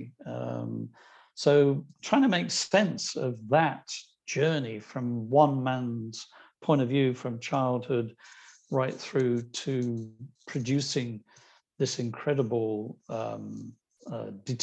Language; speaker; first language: English; native; English